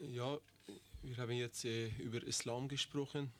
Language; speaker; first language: German; non-native, learner; Persian